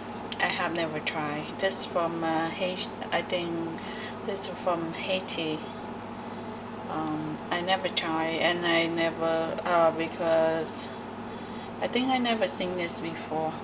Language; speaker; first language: English; non-native, learner; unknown